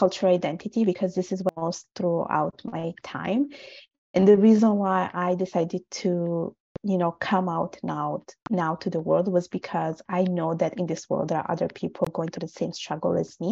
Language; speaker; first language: English; non-native, fluent; Italian